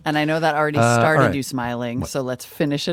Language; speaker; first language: English; native; English